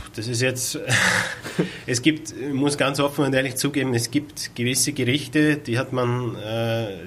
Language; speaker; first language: German; native; German